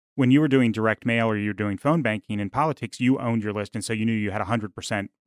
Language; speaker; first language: English; native; English